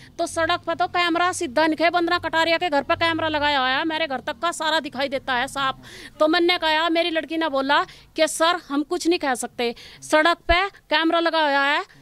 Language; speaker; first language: Hindi; native; Hindi